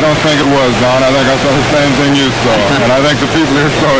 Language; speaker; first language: English; native; English